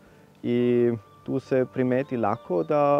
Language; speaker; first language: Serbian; non-native, fluent; German